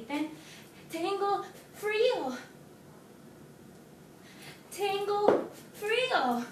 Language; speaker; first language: Spanish; non-native, fluent; English